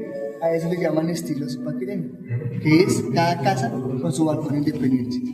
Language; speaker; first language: Spanish; native; Spanish